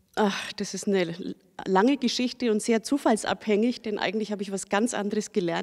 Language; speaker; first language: German; native; German